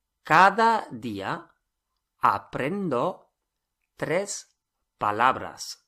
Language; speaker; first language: Spanish; non-native, fluent; English